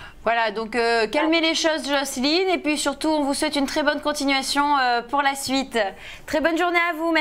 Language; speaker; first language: French; native; French